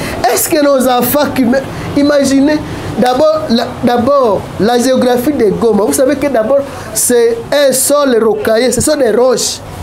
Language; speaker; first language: French; non-native, local second language; Swahili